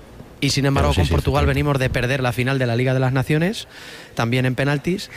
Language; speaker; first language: Spanish; native; Spanish